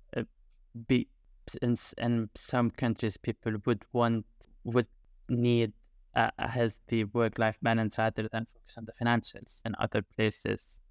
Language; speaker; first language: English; non-native, fluent; Arabic